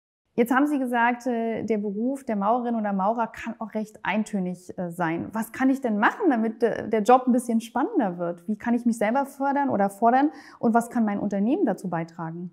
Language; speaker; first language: German; native; German